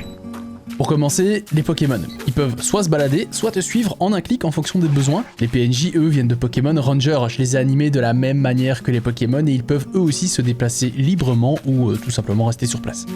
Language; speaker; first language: French; native; French